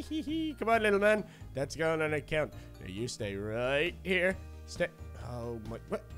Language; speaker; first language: English; native; English